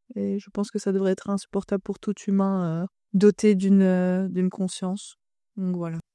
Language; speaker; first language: French; early bilingual, other home language; Polish